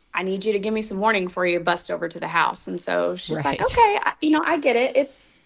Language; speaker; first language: English; native; English